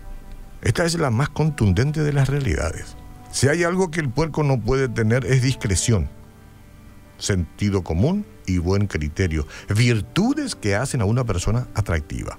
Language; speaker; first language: Spanish; native; Spanish